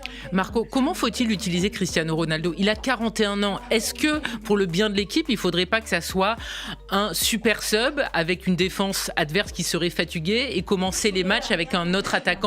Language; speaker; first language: French; native; French